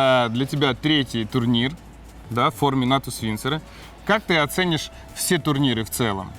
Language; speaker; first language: Russian; native; Russian